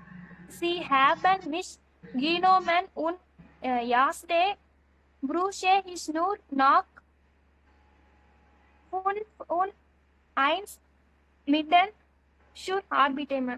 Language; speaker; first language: German; non-native, learner; Tamil